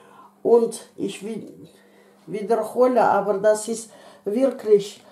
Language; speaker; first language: German; non-native, fluent; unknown